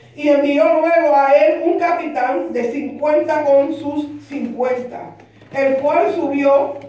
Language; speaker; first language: Spanish; early bilingual, heritage; Spanish